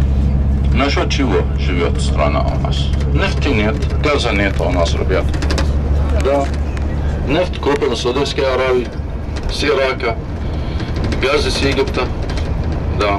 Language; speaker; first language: Russian; non-native, fluent; Arabic